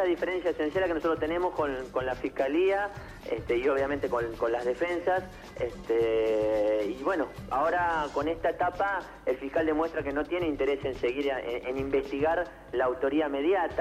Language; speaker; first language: Spanish; native; Spanish